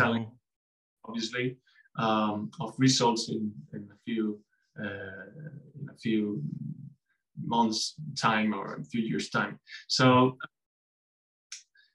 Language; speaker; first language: English; non-native, fluent; Spanish